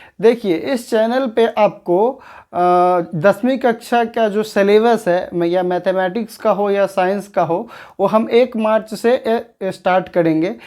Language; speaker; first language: Hindi; native; Hindi